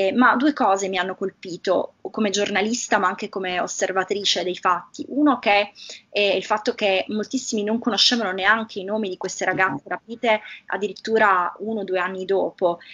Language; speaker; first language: Italian; native; Italian